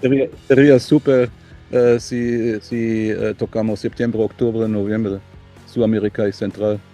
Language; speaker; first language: Spanish; non-native, learner; German